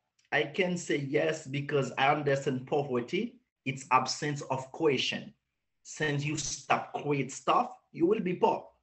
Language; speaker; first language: English; non-native, learner; Haitian Creole